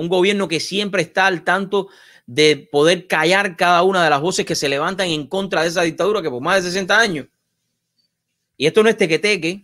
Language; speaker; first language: Spanish; native; Spanish